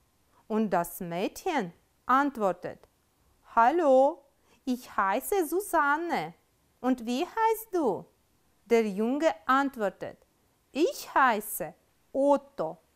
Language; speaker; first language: German; non-native, fluent; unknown